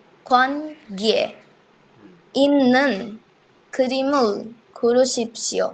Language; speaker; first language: Korean; non-native, learner; Bangla